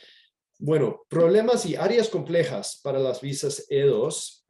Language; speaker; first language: Spanish; non-native, fluent; English